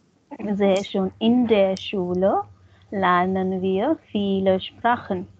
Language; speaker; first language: German; non-native, fluent; Hindi